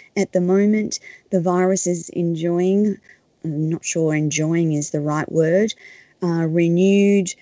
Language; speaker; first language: English; native; English